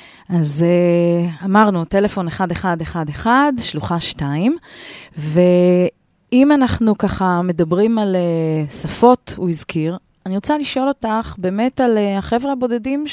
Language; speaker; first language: Hebrew; native; Hebrew